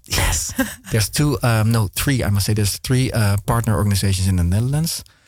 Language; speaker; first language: English; non-native, fluent; Dutch